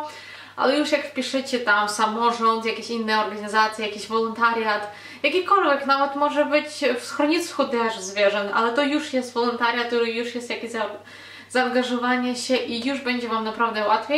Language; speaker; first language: Polish; non-native, fluent; Ukrainian